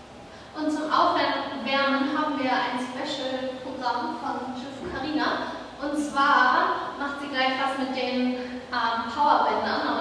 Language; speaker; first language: German; native; German